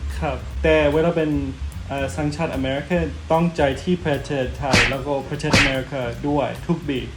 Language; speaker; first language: Thai; non-native, fluent; English